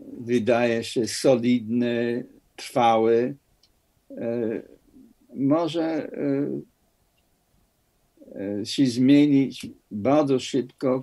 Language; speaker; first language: Polish; non-native, fluent; English